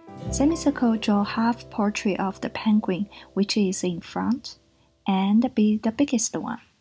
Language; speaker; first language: English; non-native, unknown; Chinese